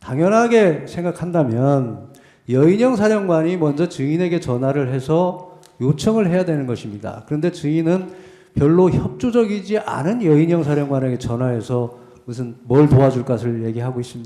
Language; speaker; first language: Korean; native; Korean